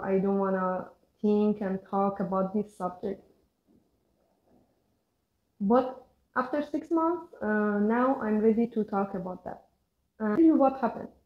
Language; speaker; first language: English; non-native, learner; Persian